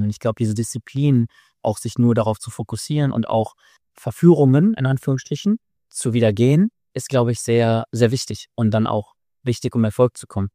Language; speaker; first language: German; native; German